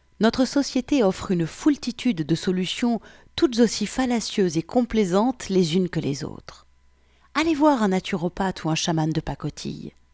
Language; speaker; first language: French; native; French